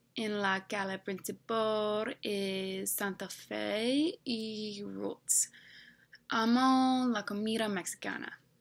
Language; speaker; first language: Spanish; non-native, learner; English